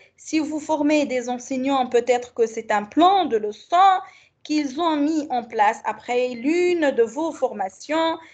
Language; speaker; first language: French; non-native, local second language; Arabic